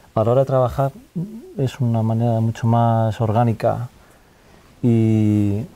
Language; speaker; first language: Spanish; native; Spanish